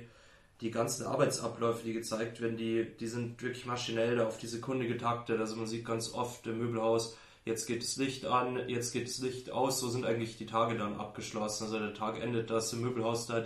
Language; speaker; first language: German; native; German